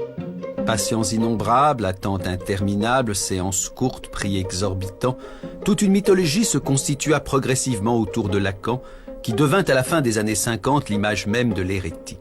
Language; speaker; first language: French; native; French